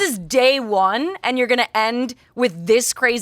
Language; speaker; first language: English; native; English